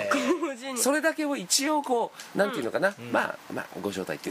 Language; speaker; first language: Japanese; native; Japanese